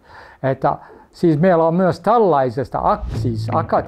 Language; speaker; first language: Finnish; non-native, fluent; English